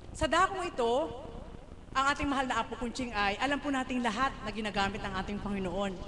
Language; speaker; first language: Filipino; non-native, local second language; Cebuano